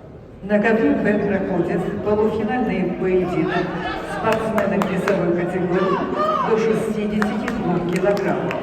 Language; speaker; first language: Russian; native; Russian